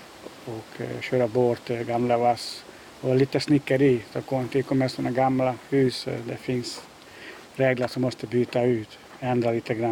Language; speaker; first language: Swedish; non-native, fluent; Hungarian